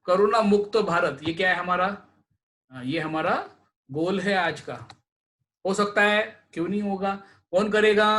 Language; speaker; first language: Hindi; non-native, local second language; Marathi